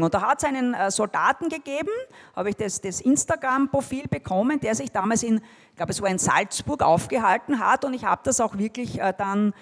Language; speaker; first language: German; native; German